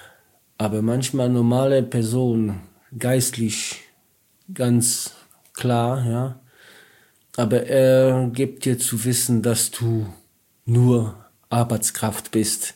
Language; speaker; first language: German; non-native, learner; Polish